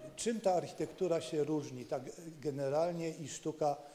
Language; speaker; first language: Polish; native; Polish